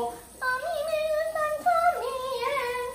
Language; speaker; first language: Spanish; non-native, fluent; English